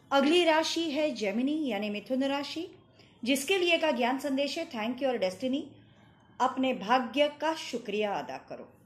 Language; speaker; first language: Hindi; non-native, local second language; Marathi